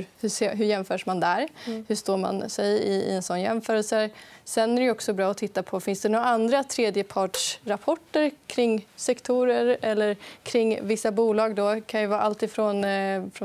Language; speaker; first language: Swedish; native; Swedish